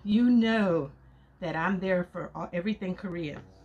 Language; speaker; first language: English; non-native, local second language; Spanish